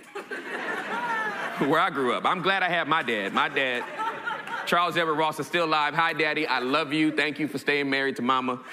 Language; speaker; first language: English; native; English